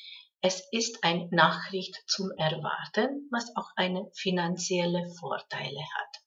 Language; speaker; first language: German; non-native, fluent; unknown